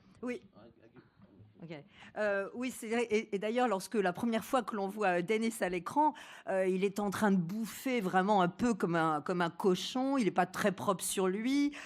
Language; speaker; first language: French; native; French